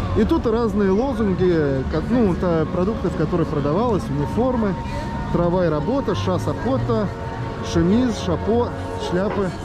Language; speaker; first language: Russian; early bilingual, heritage; Russian